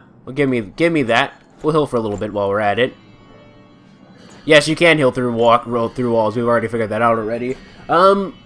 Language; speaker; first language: English; native; English